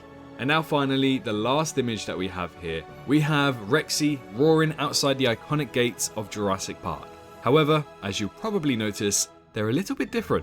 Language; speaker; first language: English; native; English